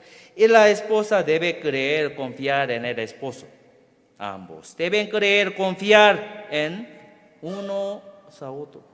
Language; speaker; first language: Spanish; non-native, fluent; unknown